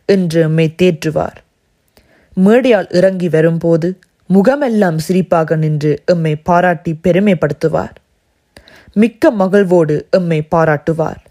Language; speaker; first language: Tamil; early bilingual, heritage; Tamil